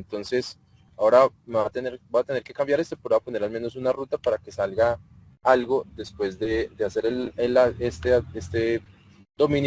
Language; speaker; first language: Spanish; native; Spanish